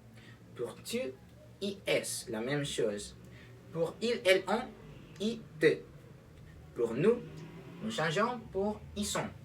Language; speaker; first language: French; non-native, fluent; Spanish